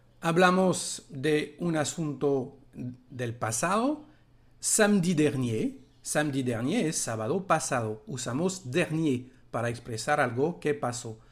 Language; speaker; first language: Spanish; non-native, fluent; French